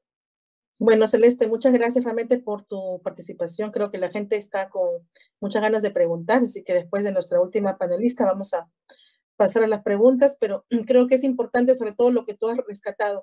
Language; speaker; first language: Spanish; native; Spanish